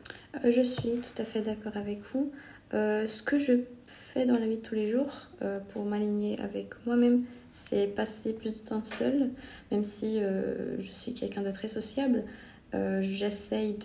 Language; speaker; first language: French; non-native, fluent; Hungarian